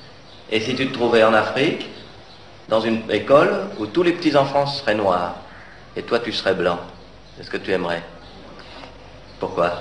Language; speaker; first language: French; native; French